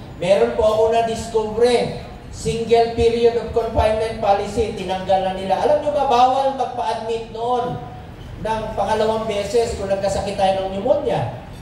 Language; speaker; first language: Filipino; non-native, local second language; Cebuano